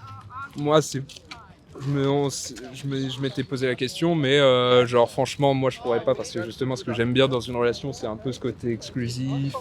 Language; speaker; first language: French; native; French